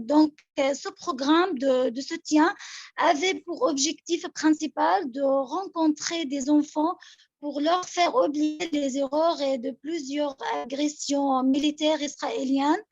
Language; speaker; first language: French; non-native, local second language; Arabic